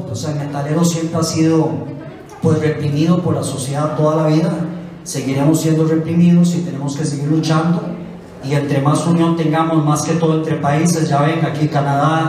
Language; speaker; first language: Spanish; native; Spanish